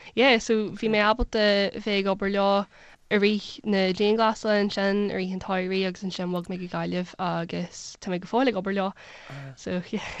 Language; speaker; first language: Irish; non-native, local second language; English